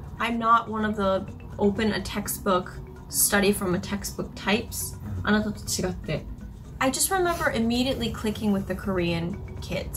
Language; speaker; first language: English; early bilingual, other home language; Japanese